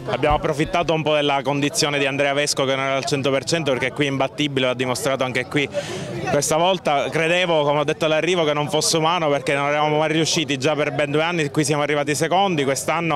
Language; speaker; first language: Italian; native; Italian